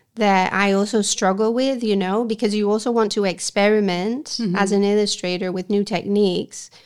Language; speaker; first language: English; non-native, fluent; Spanish